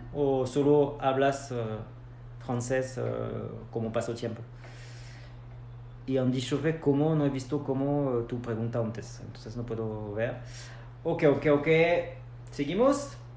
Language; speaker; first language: Spanish; non-native, fluent; French